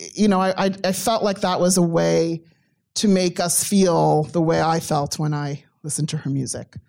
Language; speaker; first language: English; native; English